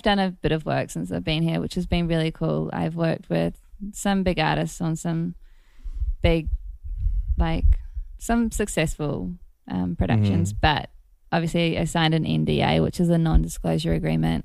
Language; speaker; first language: English; native; English